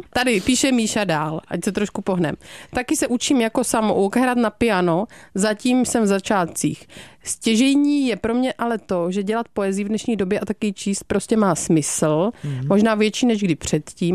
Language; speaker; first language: Czech; native; Czech